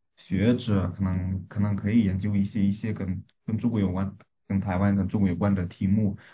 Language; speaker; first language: Chinese; non-native, fluent; Russian